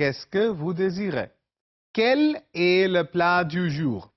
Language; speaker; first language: French; non-native, fluent; Urdu